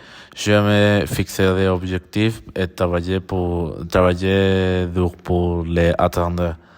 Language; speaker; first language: French; non-native, learner; Spanish